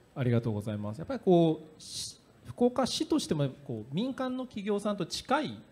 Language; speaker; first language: Japanese; native; Japanese